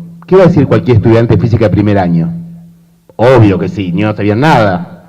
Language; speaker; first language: Spanish; native; Spanish